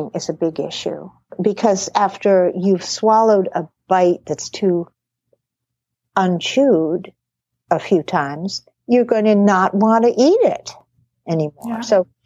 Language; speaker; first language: English; native; English